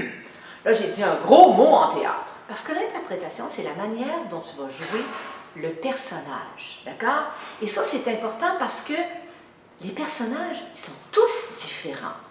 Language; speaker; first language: French; native; French